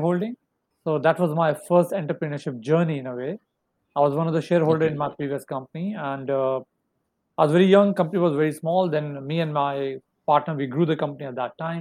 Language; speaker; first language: English; non-native, local second language; Hindi